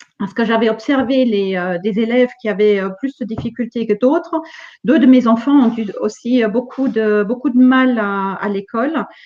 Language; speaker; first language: French; non-native, fluent; German